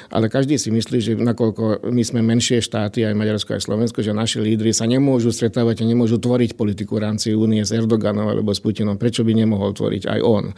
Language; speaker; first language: Slovak; non-native, local second language; Hungarian